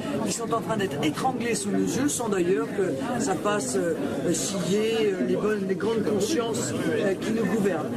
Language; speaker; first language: French; native; French